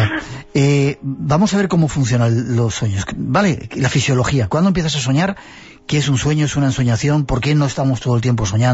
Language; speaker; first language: Spanish; native; Spanish